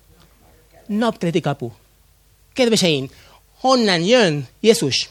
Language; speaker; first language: Hungarian; non-native, fluent; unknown